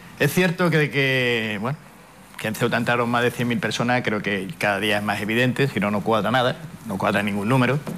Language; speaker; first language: Spanish; native; Spanish